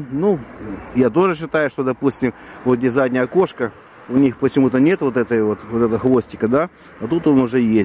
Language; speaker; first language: Russian; native; Russian